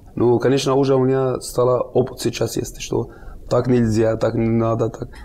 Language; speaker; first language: Russian; non-native, learner; Arabic